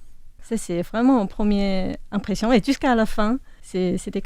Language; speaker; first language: French; non-native, fluent; Chinese